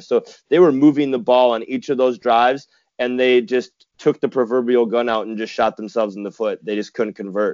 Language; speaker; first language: English; native; English